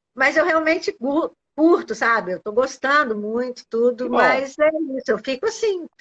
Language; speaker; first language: Portuguese; native; Portuguese